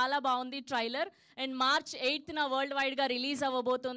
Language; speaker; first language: Telugu; native; Telugu